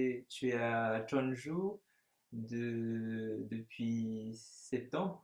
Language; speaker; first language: French; native; French